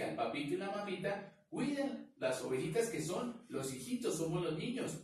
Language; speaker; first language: Spanish; native; Spanish